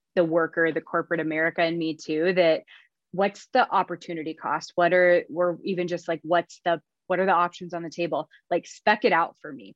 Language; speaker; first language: English; native; English